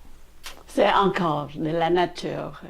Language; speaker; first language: French; non-native, fluent; Khmer